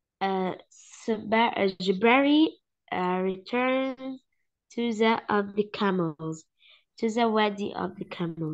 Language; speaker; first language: English; non-native, learner; Arabic